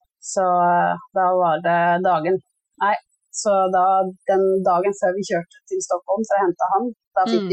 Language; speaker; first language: Norwegian; native; Norwegian